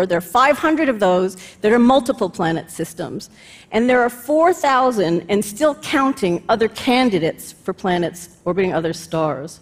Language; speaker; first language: English; native; English